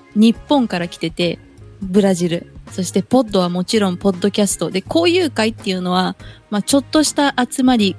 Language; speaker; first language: Japanese; early bilingual, other home language; Portuguese